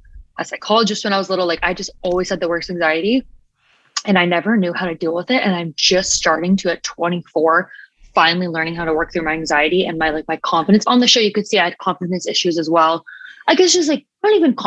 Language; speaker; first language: English; native; English